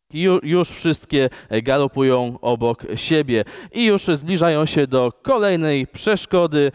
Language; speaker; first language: Polish; native; Polish